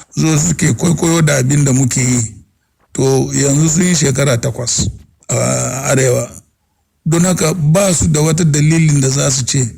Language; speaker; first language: Hausa; non-native, local second language; Fula